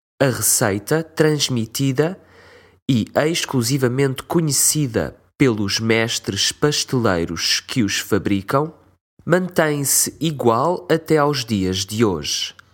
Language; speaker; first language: Portuguese; native; Portuguese